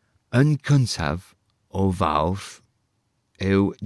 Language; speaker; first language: Welsh; non-native, learner; English